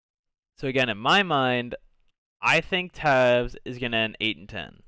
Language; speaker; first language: English; native; English